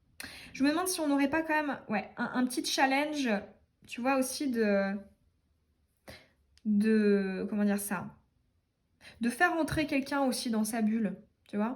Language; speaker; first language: French; native; French